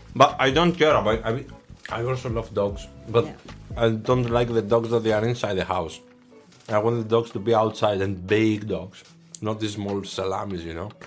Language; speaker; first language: English; non-native, fluent; Greek